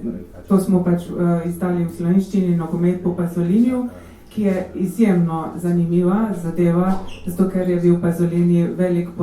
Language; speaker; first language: Slovenian; native; Slovenian